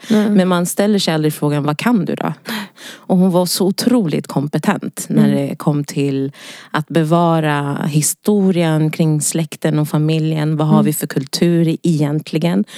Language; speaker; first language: Swedish; early bilingual, other home language; Wolof